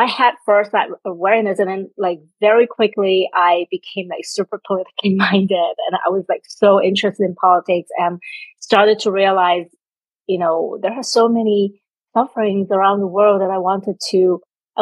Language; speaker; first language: English; non-native, local second language; Cantonese